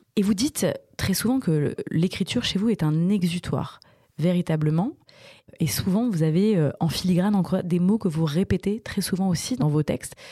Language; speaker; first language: French; native; French